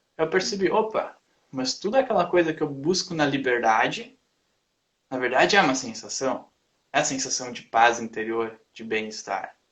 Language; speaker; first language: Portuguese; native; Portuguese